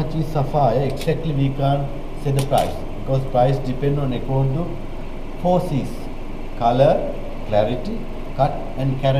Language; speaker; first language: English; non-native, local second language; Sinhala